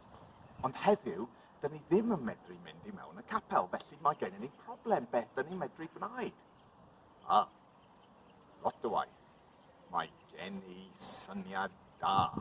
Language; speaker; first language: Welsh; non-native, learner; English